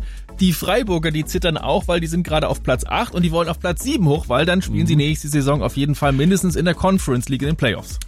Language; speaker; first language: German; native; German